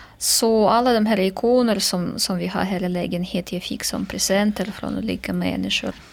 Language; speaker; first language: Swedish; non-native, fluent; Russian